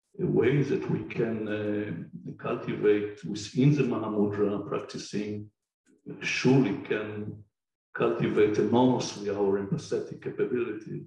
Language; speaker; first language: English; non-native, fluent; Hebrew